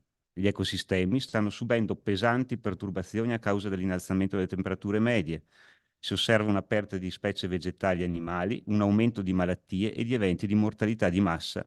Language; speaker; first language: Italian; native; Italian